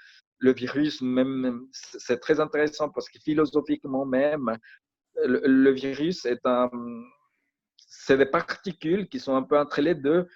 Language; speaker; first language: French; non-native, fluent; Spanish